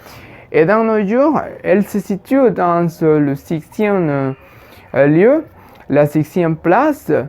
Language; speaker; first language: French; non-native, fluent; Spanish